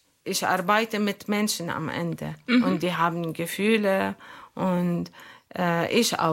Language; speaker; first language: German; non-native, learner; Arabic